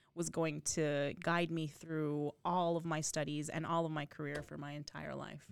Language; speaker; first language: English; native; English